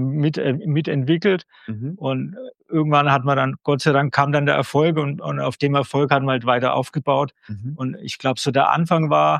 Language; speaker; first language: German; native; German